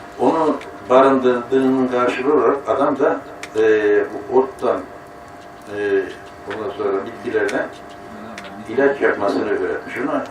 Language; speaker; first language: Turkish; native; Turkish